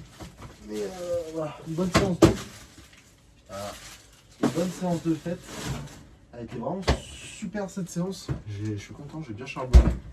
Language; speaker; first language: French; native; French